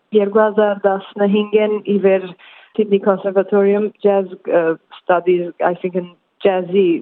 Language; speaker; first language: Armenian; early bilingual, heritage; Armenian